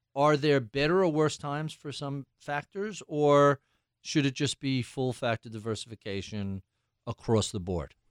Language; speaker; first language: English; native; English